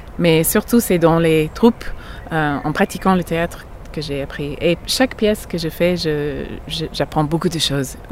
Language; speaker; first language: French; non-native, fluent; English